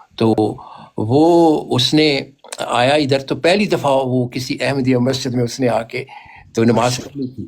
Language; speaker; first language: Urdu; non-native, local second language; Punjabi